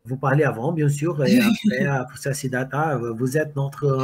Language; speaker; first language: French; non-native, fluent; Portuguese